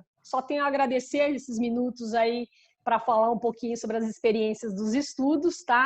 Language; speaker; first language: Portuguese; native; Portuguese